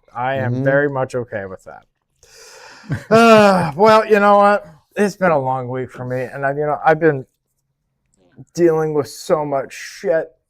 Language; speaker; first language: English; native; English